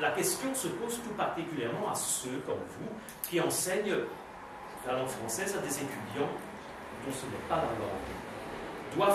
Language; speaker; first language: French; native; French